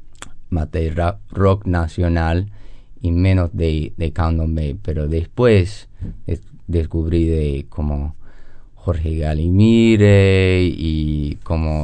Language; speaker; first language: Spanish; non-native, learner; English